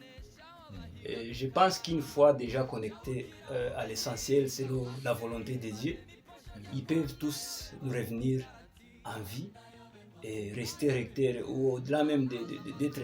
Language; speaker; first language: French; non-native, local second language; Kinyarwanda